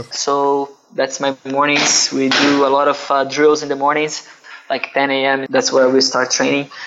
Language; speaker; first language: English; non-native, fluent; Portuguese